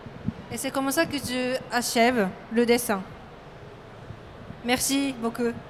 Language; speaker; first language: French; non-native, learner; Japanese